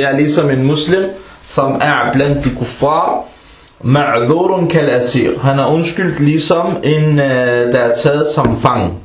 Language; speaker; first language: Danish; early bilingual, other home language; Arabic